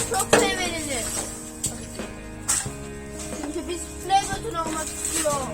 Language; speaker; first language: Turkish; early bilingual, heritage; Turkish